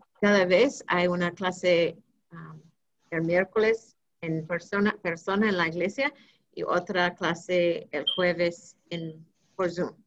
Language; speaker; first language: Spanish; non-native, learner; English